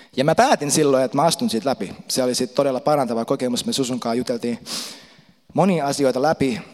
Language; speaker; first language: Finnish; native; Finnish